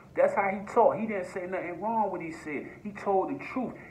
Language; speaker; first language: English; native; English